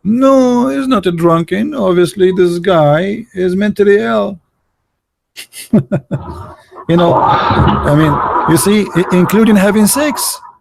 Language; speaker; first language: English; non-native, fluent; Arabic